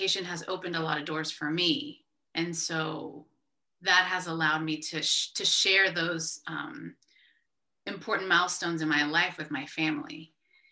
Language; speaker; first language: English; early bilingual, other home language; Spanish